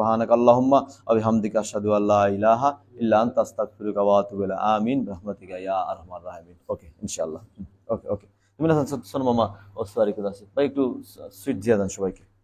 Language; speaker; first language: Japanese; non-native, fluent; Bangla